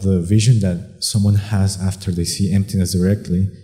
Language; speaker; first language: English; non-native, fluent; Spanish